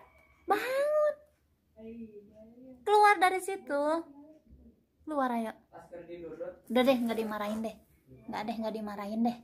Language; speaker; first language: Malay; non-native, local second language; Sundanese